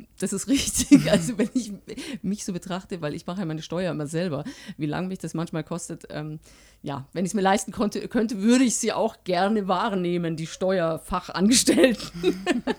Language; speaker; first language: German; native; German